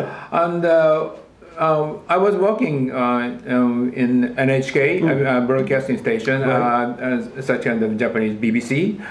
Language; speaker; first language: English; non-native, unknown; Japanese